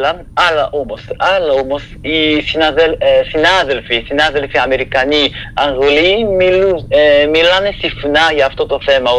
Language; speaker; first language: Greek; non-native, fluent; Japanese